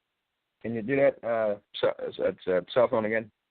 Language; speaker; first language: English; native; English